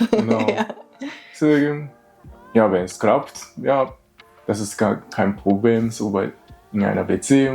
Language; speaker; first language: German; non-native, learner; Japanese